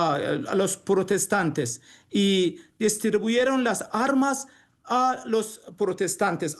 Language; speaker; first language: Spanish; non-native, learner; Persian